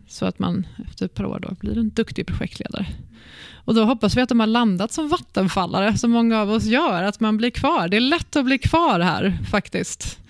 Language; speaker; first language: Swedish; native; Swedish